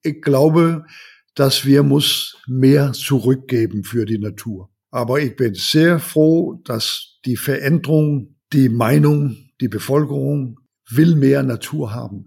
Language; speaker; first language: German; non-native, learner; Danish